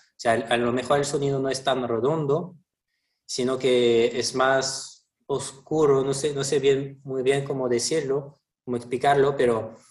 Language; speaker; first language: Spanish; non-native, fluent; French